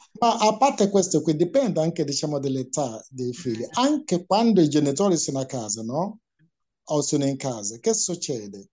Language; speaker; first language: Italian; non-native, fluent; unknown